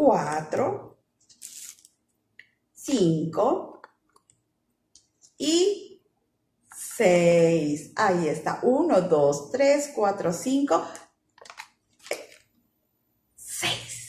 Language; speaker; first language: Spanish; native; Spanish